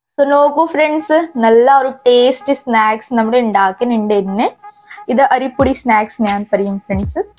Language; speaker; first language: Malayalam; non-native, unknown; Hindi